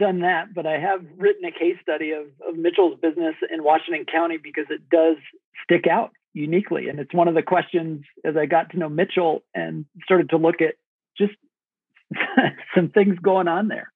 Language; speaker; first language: English; native; English